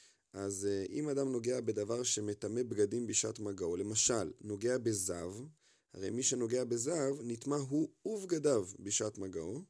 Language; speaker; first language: Hebrew; native; Hebrew